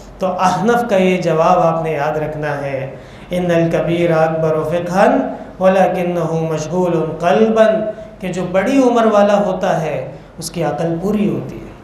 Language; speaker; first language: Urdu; non-native, local second language; Pashto